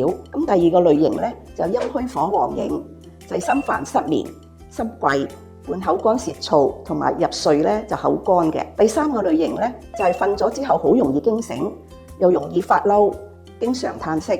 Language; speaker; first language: Cantonese; native; Cantonese